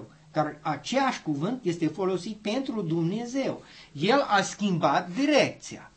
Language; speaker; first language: Romanian; non-native, learner; English